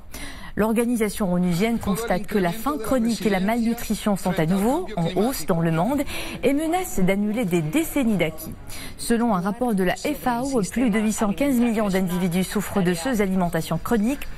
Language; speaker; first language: French; non-native, local second language; Arabic